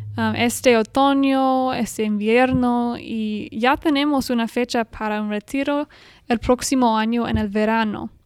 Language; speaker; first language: Spanish; non-native, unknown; English